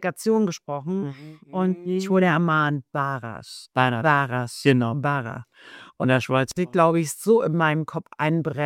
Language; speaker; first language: German; native; German